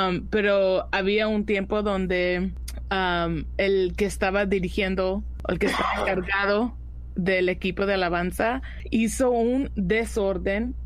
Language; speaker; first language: Spanish; early bilingual, heritage; Spanish